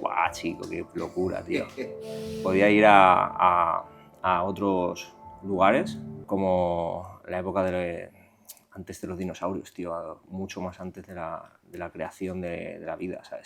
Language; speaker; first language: Spanish; native; Spanish